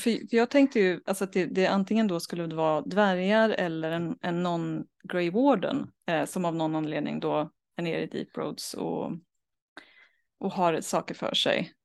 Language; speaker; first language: Swedish; native; Swedish